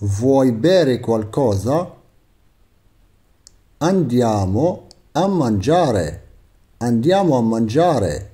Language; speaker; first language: Italian; non-native, fluent; Arabic